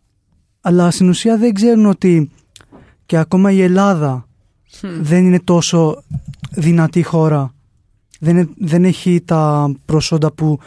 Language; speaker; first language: Greek; non-native, fluent; Urdu